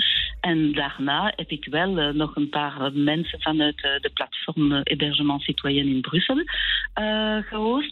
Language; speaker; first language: Dutch; non-native, local second language; French